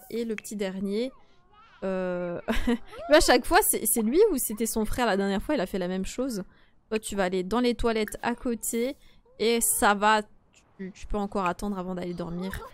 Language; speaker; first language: French; native; French